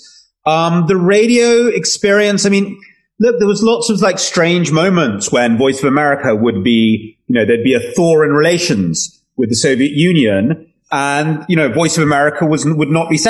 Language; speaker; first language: English; native; English